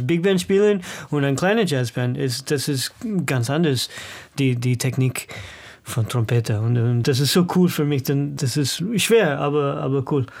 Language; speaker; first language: German; non-native, learner; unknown